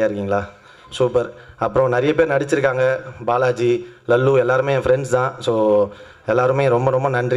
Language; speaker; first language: Tamil; native; Tamil